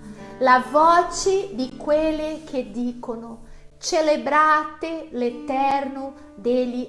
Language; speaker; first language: Italian; non-native, fluent; Portuguese